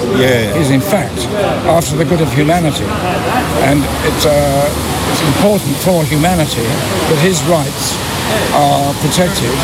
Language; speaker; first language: English; native; English